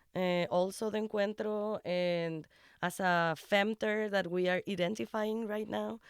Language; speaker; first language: English; non-native, fluent; Spanish